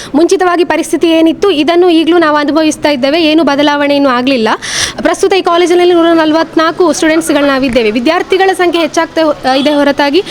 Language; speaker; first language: Kannada; native; Kannada